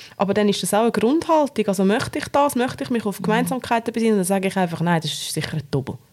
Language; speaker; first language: German; native; German